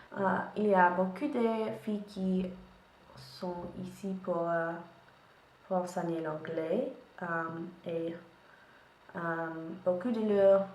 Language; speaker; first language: French; non-native, learner; English